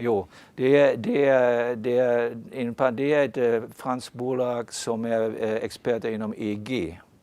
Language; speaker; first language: Swedish; non-native, fluent; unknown